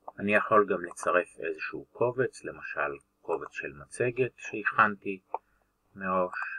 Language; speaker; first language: Hebrew; native; Hebrew